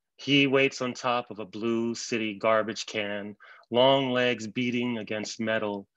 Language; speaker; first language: English; native; English